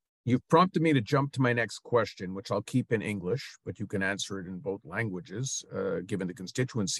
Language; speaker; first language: English; native; English